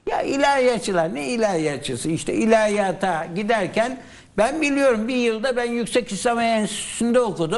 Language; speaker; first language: Turkish; native; Turkish